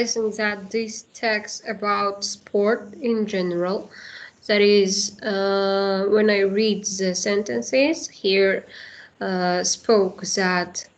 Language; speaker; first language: English; non-native, learner; Kazakh